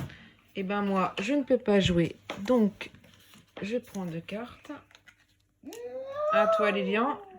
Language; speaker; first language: French; native; French